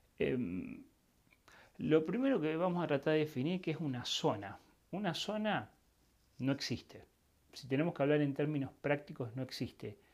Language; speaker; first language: Spanish; native; Spanish